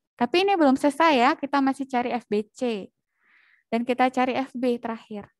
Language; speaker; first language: Indonesian; native; Indonesian